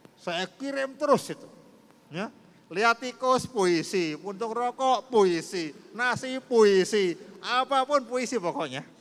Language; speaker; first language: Indonesian; native; Indonesian